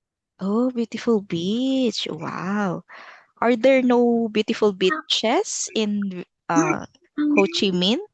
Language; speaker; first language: English; non-native, local second language; Filipino